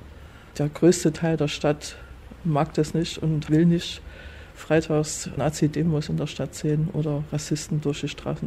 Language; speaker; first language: German; native; German